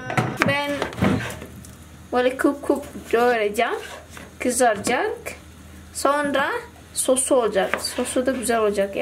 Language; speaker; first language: Turkish; non-native, learner; Indonesian